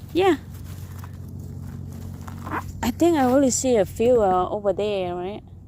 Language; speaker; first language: English; non-native, fluent; Thai